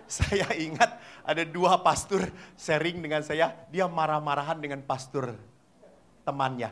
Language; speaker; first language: Indonesian; native; Indonesian